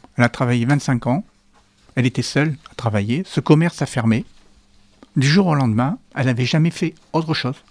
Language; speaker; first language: French; native; French